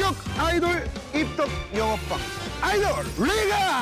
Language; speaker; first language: Korean; native; Korean